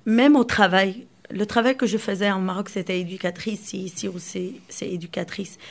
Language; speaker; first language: French; non-native, local second language; Arabic